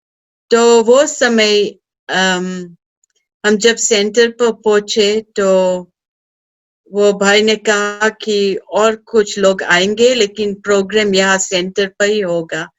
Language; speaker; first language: Hindi; early bilingual, heritage; Hindi